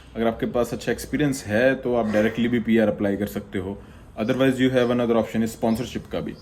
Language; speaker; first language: Hindi; native; Hindi